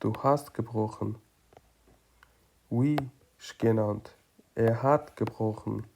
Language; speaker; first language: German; non-native, fluent; Kurdish